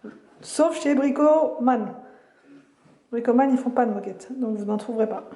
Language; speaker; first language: French; native; French